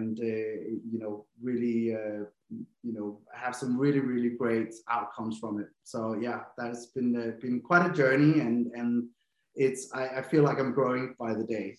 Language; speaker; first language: English; non-native, fluent; Danish